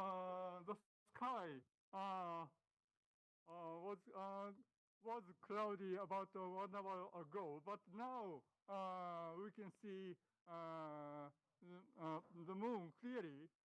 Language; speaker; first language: English; non-native, learner; Japanese